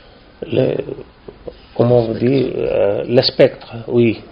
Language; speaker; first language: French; non-native, learner; Greek